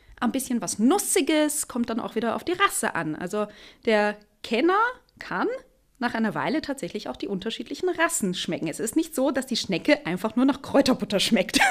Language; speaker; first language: German; native; German